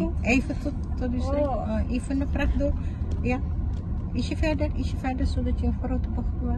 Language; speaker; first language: Dutch; non-native, fluent; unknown